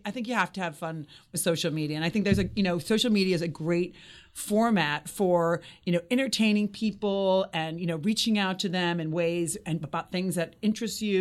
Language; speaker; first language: English; native; English